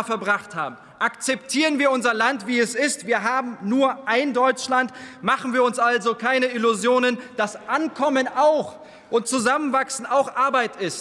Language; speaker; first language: German; early bilingual, other home language; Turkish